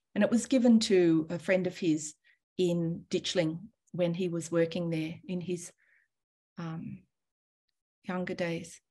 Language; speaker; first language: English; native; English